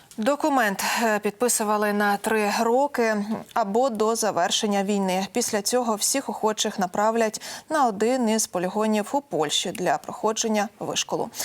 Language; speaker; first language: Ukrainian; native; Ukrainian